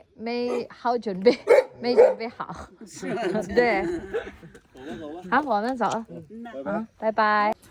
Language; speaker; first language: Chinese; non-native, learner; Filipino